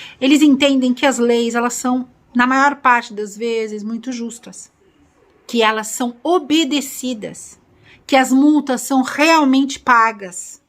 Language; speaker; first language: Portuguese; native; Portuguese